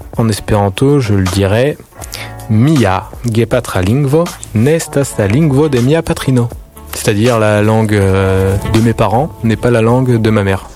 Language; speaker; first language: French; native; French